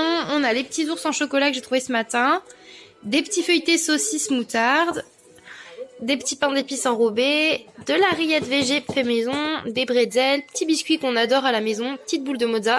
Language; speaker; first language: French; native; French